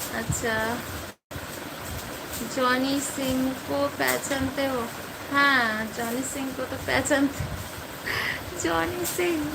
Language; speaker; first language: Hindi; non-native, local second language; Bangla